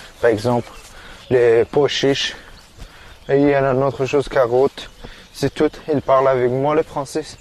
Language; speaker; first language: French; non-native, learner; Persian